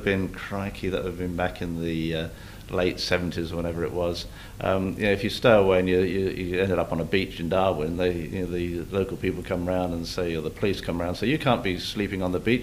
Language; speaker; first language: English; native; English